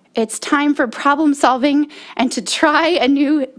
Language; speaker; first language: English; native; English